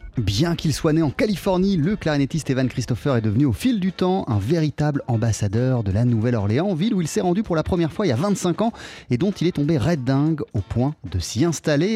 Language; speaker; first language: French; native; French